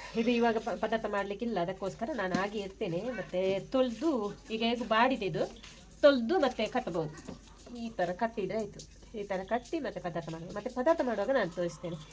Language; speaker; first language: Kannada; non-native, local second language; Tulu